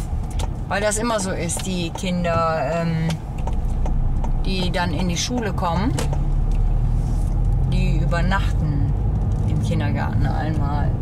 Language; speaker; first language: German; native; German